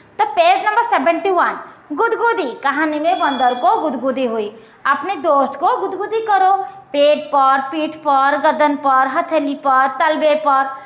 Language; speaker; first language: Hindi; non-native, local second language; Odia